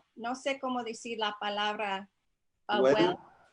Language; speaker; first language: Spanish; non-native, fluent; English